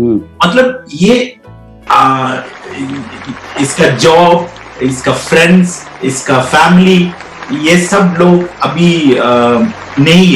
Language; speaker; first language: Hindi; non-native, local second language; Malayalam